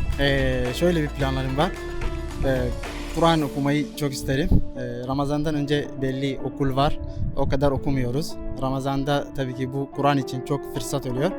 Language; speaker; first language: Turkish; non-native, learner; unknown